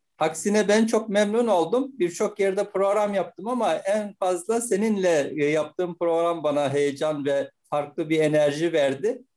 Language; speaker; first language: Turkish; native; Turkish